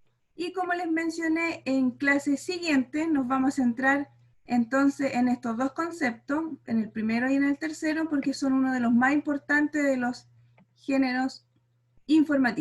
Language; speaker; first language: Spanish; native; Spanish